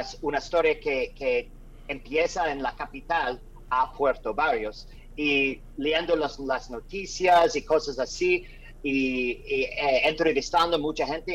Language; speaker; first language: Spanish; non-native, learner; English